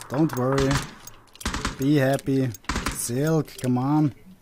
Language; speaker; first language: English; non-native, fluent; German